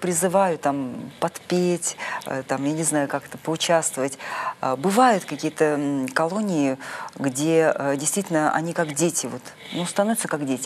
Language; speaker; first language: Russian; native; Russian